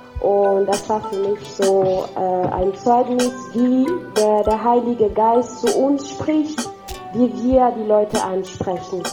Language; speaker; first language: German; non-native, fluent; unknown